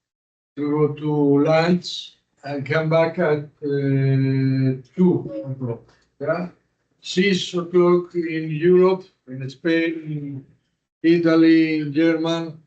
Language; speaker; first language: English; non-native, learner; Spanish